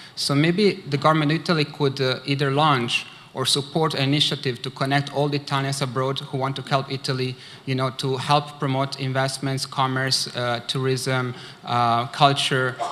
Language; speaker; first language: English; early bilingual, other home language; Italian